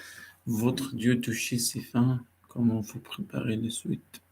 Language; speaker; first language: French; non-native, learner; Arabic